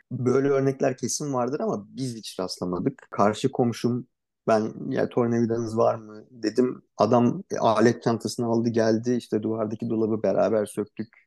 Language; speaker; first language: Turkish; native; Turkish